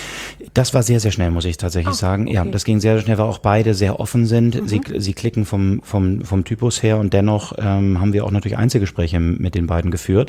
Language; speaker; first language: German; native; German